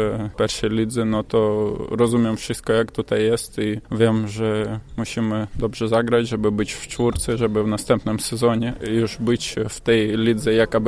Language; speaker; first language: Polish; non-native, learner; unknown